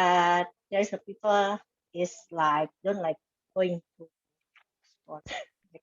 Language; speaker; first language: English; non-native, learner; Indonesian